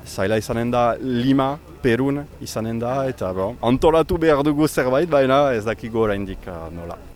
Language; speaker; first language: Basque; native; Basque